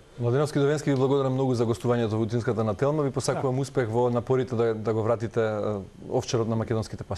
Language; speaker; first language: Macedonian; native; Macedonian